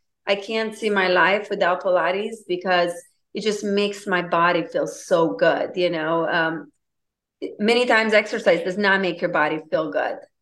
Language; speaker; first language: English; non-native, fluent; Romanian